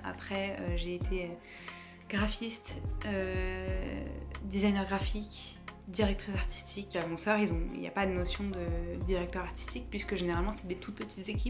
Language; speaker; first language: French; native; French